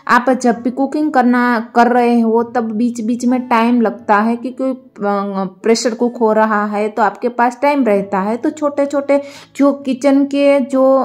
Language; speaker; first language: Hindi; non-native, local second language; Gujarati